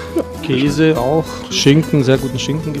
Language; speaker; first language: German; early bilingual, other home language; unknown